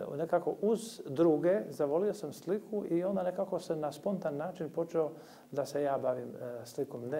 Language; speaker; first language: Croatian; non-native, local second language; Albanian